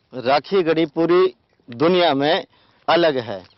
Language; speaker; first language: Hindi; native; Hindi